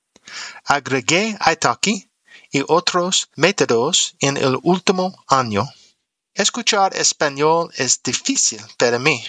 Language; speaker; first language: Spanish; non-native, learner; English